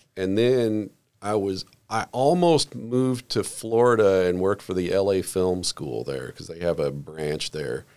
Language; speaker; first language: English; native; English